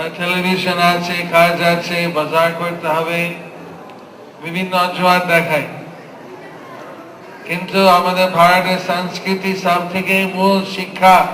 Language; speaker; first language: Bangla; non-native, fluent; English